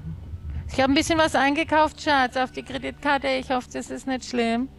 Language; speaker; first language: German; native; German